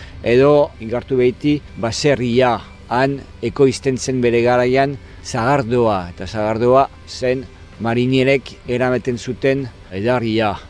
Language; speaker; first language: Basque; non-native, fluent; French